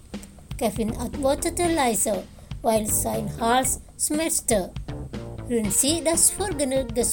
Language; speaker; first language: German; non-native, fluent; Indonesian